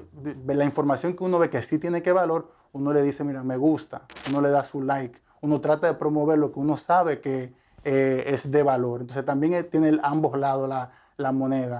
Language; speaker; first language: Spanish; native; Spanish